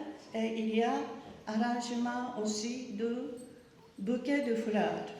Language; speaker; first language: French; non-native, learner; Japanese